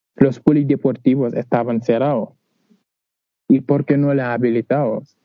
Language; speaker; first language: Spanish; non-native, learner; Wolof